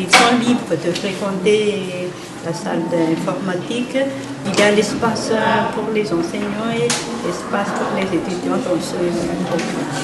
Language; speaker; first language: French; non-native, local second language; Malagasy